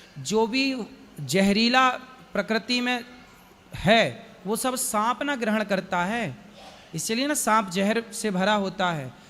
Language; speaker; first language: Hindi; native; Hindi